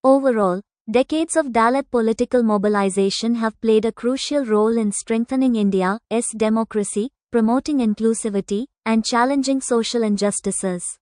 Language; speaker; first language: English; non-native, local second language; Tamil